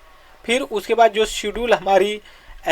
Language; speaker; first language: Hindi; native; Hindi